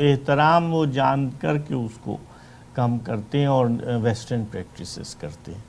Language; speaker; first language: Urdu; native; Urdu